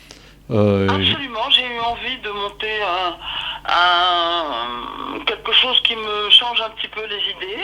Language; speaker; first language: French; native; French